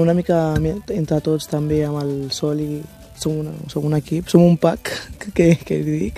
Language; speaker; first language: Catalan; early bilingual, other home language; Wolof